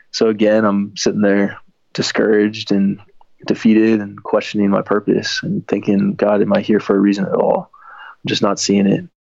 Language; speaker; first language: English; native; English